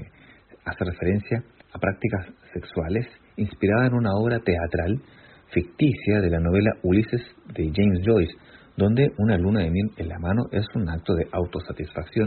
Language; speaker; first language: Spanish; native; Spanish